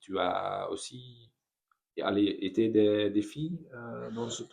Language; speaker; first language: French; non-native, learner; Dutch